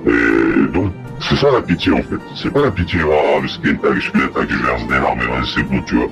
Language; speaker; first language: French; native; French